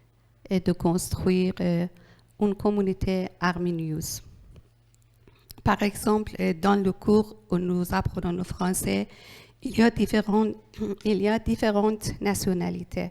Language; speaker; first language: French; non-native, learner; Persian